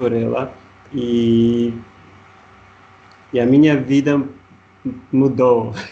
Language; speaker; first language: Portuguese; non-native, learner; Russian